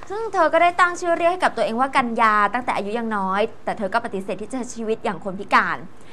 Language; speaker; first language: Thai; native; Thai